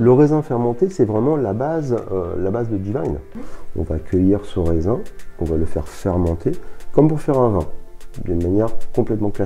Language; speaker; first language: French; native; French